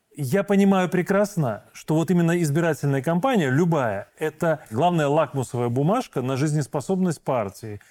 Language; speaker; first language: Russian; native; Russian